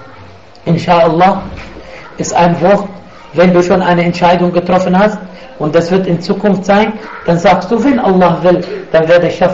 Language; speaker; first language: German; non-native, fluent; Arabic